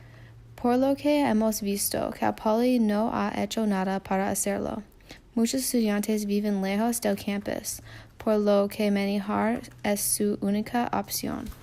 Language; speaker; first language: Spanish; non-native, learner; English